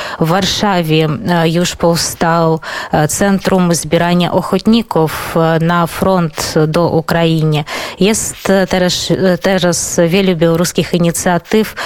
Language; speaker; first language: Polish; non-native, fluent; Belarusian